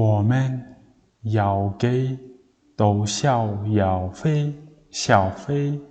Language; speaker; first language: Chinese; non-native, fluent; Mongolian